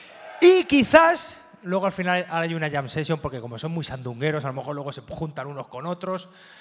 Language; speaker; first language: Spanish; native; Spanish